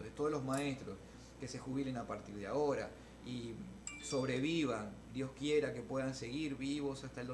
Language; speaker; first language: Spanish; native; Spanish